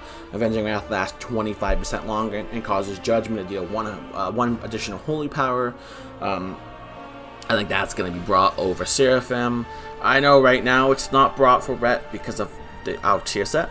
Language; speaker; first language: English; native; English